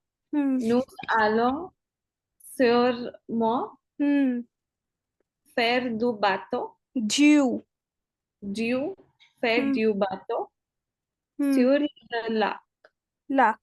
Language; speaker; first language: French; non-native, learner; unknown